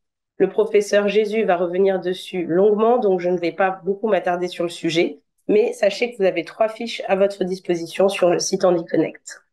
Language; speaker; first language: French; native; French